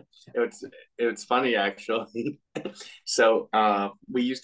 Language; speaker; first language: English; native; English